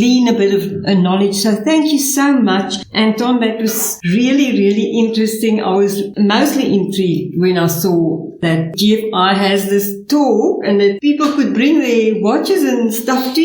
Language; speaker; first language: English; non-native, local second language; Afrikaans